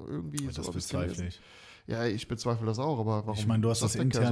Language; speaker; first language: German; native; German